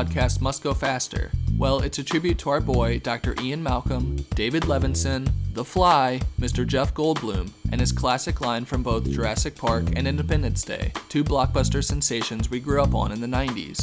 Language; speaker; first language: English; native; English